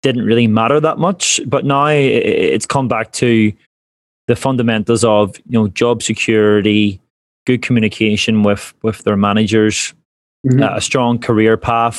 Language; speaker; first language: English; native; English